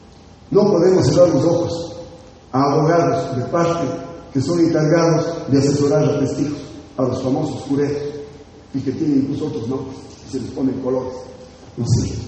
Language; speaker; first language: Spanish; native; Spanish